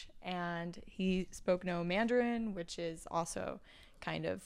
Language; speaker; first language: English; non-native, fluent; Chinese